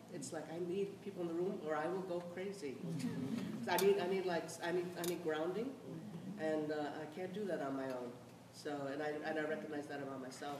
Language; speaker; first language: English; native; English